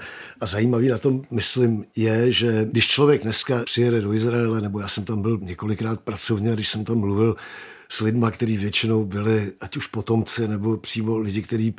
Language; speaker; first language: Czech; native; Czech